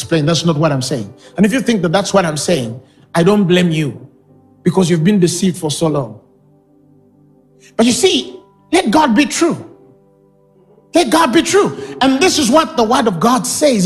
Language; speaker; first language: English; non-native, local second language; Ganda